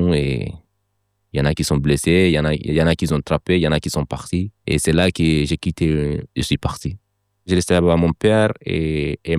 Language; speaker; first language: French; non-native, local second language; Fula